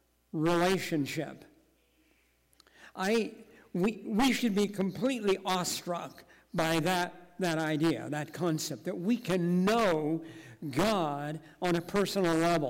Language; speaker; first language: English; native; English